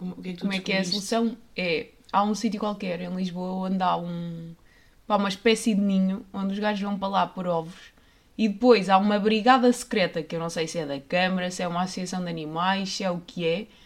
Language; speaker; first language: Portuguese; native; Portuguese